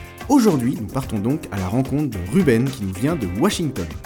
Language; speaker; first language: French; native; French